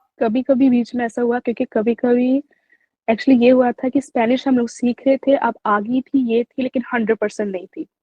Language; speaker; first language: Urdu; native; Urdu